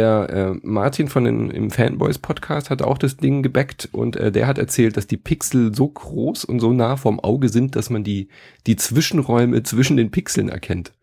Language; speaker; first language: German; native; German